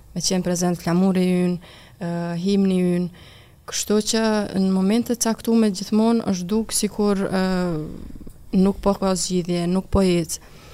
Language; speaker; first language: Albanian; native; Albanian